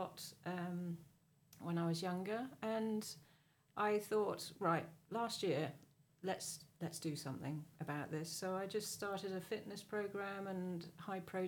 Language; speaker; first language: English; native; English